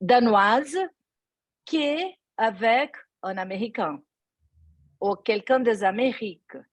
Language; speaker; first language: French; non-native, learner; Portuguese